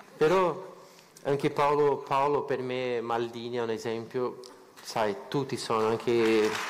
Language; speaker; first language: Italian; non-native, fluent; Portuguese